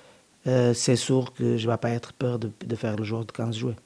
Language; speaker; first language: French; non-native, learner; Portuguese